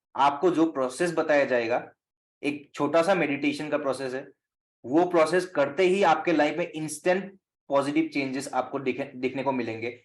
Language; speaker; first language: Hindi; non-native, local second language; Assamese